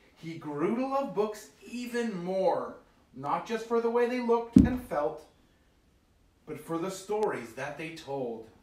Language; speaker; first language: English; native; English